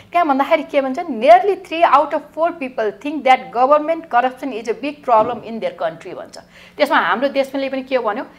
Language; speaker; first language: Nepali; native; Nepali